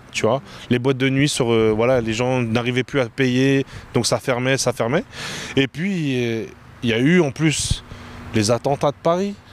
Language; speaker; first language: French; native; French